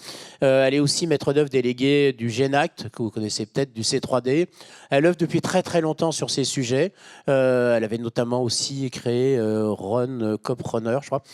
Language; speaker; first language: French; native; French